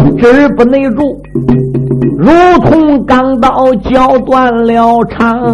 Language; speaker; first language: Chinese; native; Chinese